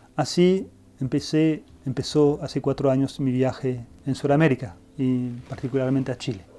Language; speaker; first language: Spanish; non-native, fluent; French